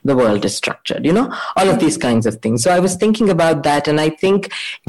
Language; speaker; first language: English; non-native, local second language; Kannada